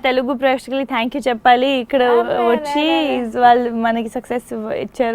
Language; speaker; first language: Telugu; non-native, fluent; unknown